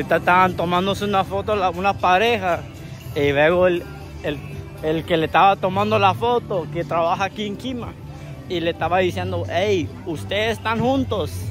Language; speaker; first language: Spanish; early bilingual, heritage; Spanish